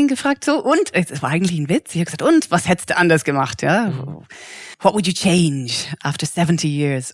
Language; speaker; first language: German; non-native, fluent; English